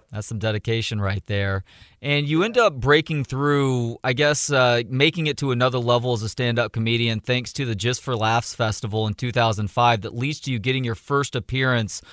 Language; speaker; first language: English; native; English